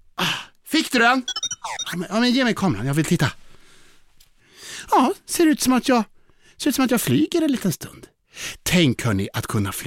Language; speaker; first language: Swedish; native; Swedish